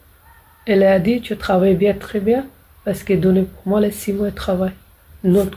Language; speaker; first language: French; non-native, learner; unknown